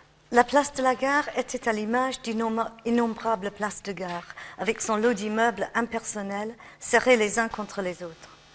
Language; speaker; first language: French; non-native, fluent; English